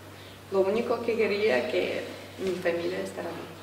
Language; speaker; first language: Spanish; non-native, fluent; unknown